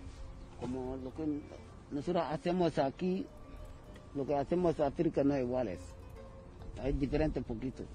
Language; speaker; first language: Spanish; non-native, learner; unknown